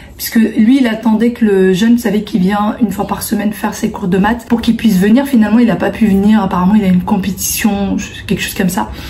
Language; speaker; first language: French; early bilingual, other home language; Arabic